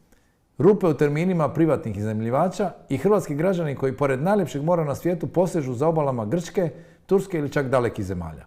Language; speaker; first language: Croatian; native; Croatian